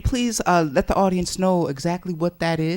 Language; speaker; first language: English; native; English